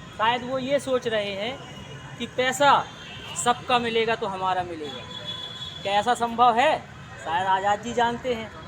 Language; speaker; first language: Hindi; native; Hindi